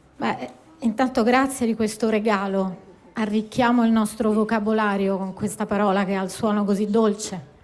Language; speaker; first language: Italian; native; Italian